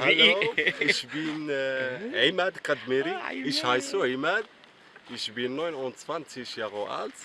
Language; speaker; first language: German; non-native, learner; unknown